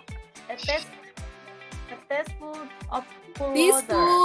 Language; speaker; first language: English; non-native, learner; Indonesian